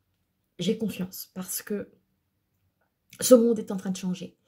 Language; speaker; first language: French; native; French